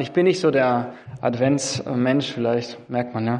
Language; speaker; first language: German; non-native, fluent; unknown